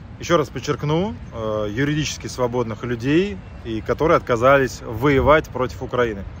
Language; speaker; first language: Russian; native; Russian